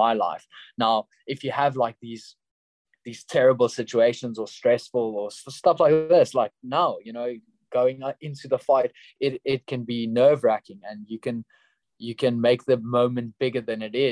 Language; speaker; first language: English; non-native, local second language; Afrikaans